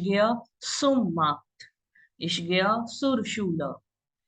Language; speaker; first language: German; non-native, learner; Hindi